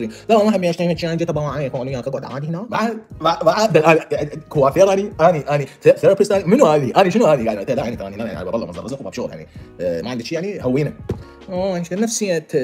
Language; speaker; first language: Arabic; native; Arabic